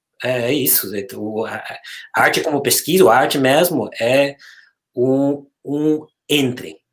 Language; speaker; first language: Portuguese; non-native, fluent; English